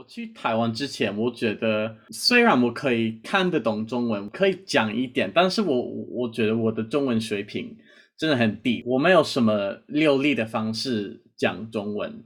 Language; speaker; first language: Chinese; non-native, fluent; English